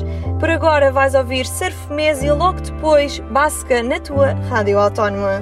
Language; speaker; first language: Portuguese; native; Portuguese